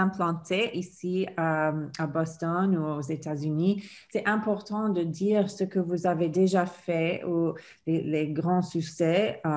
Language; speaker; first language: French; non-native, fluent; English